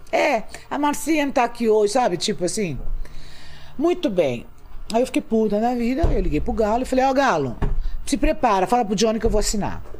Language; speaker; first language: Portuguese; native; Portuguese